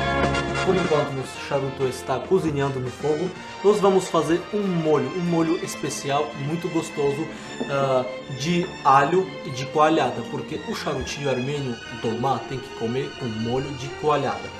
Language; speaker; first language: Portuguese; non-native, fluent; Armenian